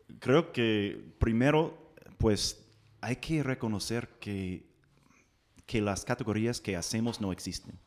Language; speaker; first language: Spanish; non-native, fluent; English